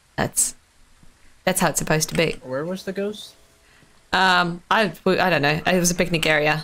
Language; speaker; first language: English; non-native, fluent; Russian